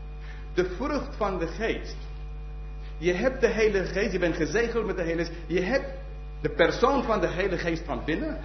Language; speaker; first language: Dutch; non-native, fluent; English